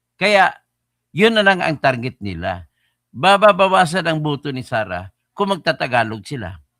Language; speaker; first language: Filipino; non-native, local second language; Hiligaynon